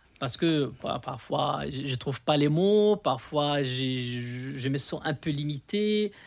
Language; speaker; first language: French; non-native, local second language; Arabic